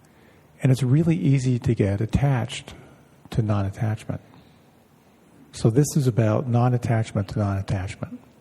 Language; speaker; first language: English; native; English